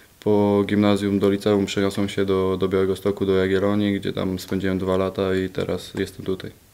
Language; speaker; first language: Polish; native; Polish